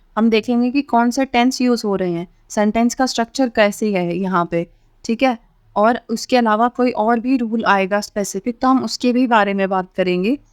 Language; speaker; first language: Hindi; native; Hindi